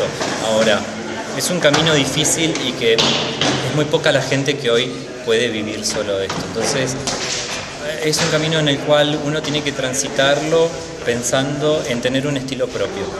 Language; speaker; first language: Spanish; native; Spanish